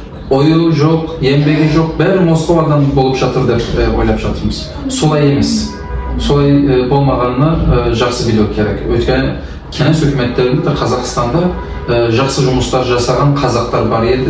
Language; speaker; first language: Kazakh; non-native, learner; Turkish